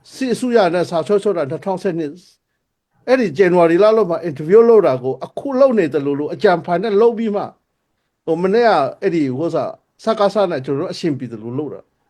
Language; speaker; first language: Burmese; non-native, local second language; Tedim Chin